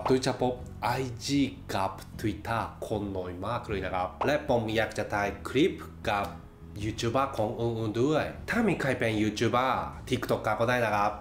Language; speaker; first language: Thai; non-native, fluent; Japanese